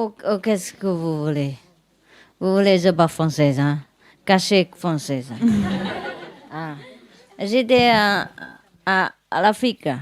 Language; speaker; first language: French; non-native, learner; Vietnamese